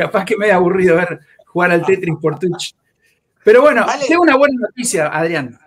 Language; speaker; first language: Spanish; native; Spanish